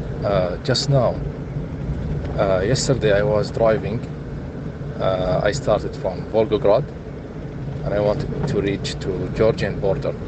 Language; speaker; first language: English; non-native, fluent; Arabic